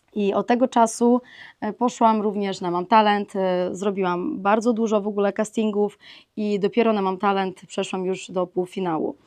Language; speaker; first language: Polish; non-native, fluent; Ukrainian